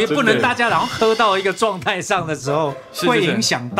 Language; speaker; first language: Chinese; native; Chinese